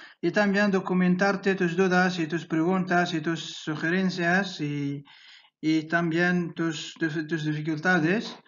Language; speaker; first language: Spanish; non-native, fluent; Arabic